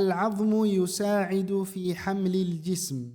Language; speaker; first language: Arabic; non-native, fluent; Indonesian